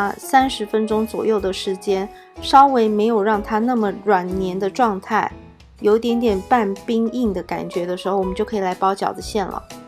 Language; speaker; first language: Chinese; native; Chinese